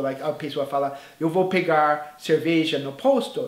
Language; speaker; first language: Portuguese; non-native, fluent; English